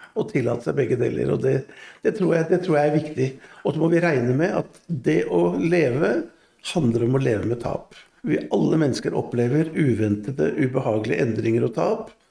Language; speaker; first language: Norwegian; native; Norwegian